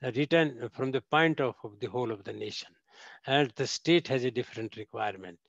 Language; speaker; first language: English; non-native, local second language; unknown